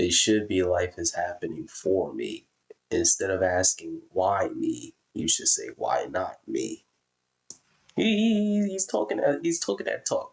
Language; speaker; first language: English; native; English